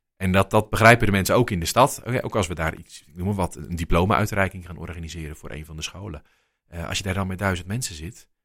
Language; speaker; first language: Dutch; native; Dutch